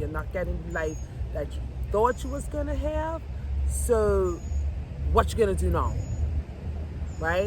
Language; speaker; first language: English; native; English